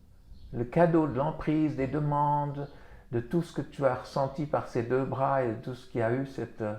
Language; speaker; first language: French; native; French